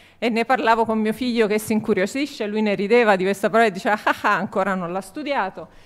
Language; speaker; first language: Italian; native; Italian